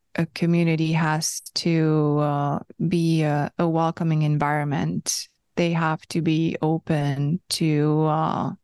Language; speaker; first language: English; non-native, fluent; Hungarian